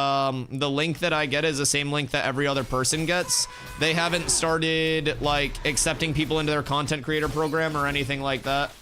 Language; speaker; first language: English; native; English